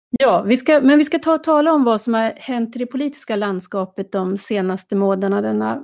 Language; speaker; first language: Swedish; native; Swedish